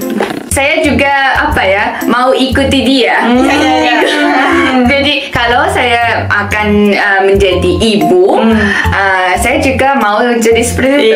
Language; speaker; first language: Indonesian; non-native, learner; Japanese